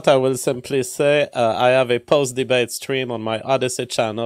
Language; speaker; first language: English; non-native, fluent; French